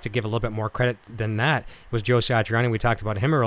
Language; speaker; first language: English; native; English